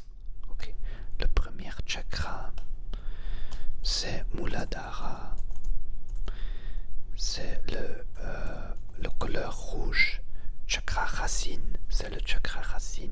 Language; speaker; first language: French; non-native, learner; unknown